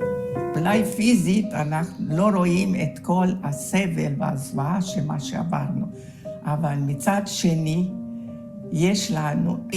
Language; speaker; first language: Hebrew; early bilingual, other home language; Hungarian